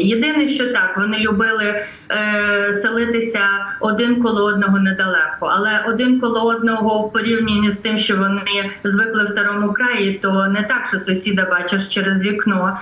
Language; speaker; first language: Ukrainian; early bilingual, heritage; English